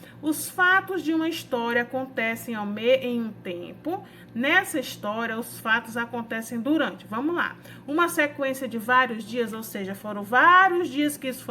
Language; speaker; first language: Portuguese; native; Portuguese